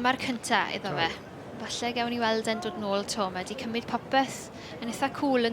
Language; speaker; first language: Welsh; native; Welsh